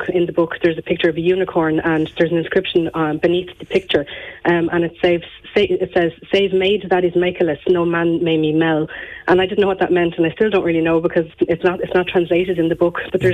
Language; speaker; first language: English; native; English